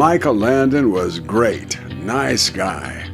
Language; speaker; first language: English; native; English